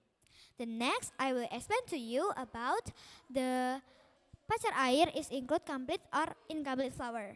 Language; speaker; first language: English; non-native, learner; Indonesian